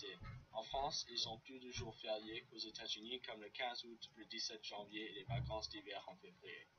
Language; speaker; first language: French; non-native, learner; English